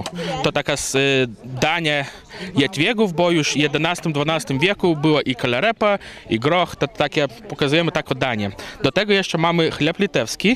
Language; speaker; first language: Polish; non-native, learner; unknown